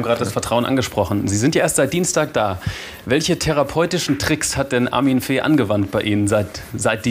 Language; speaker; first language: German; native; German